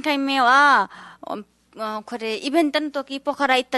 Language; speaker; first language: Japanese; non-native, learner; Nepali